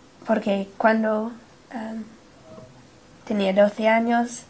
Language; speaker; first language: Spanish; non-native, learner; English